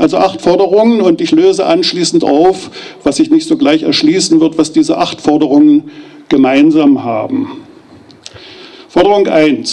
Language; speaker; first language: German; native; German